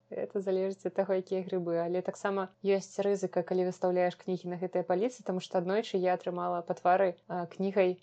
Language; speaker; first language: Belarusian; native; Belarusian